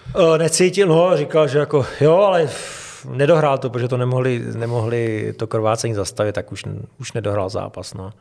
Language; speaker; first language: Czech; native; Czech